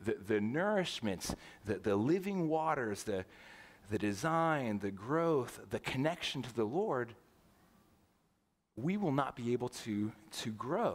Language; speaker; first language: English; native; English